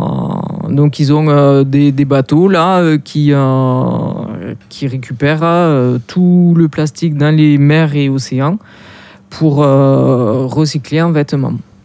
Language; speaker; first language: French; native; French